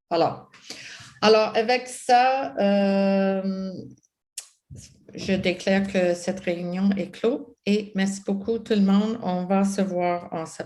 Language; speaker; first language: French; non-native, local second language; English